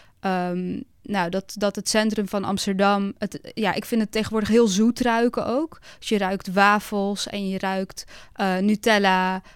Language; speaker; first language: Dutch; early bilingual, other home language; Bosnian